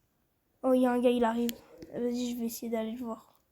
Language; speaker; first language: French; native; French